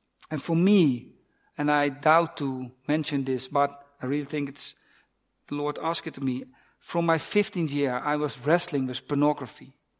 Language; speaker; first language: English; non-native, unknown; Dutch